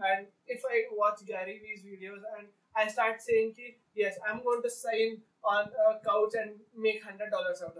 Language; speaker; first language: English; non-native, local second language; Marathi